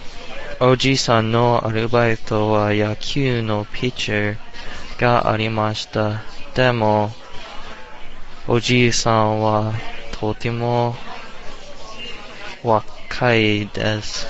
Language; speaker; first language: Japanese; non-native, learner; English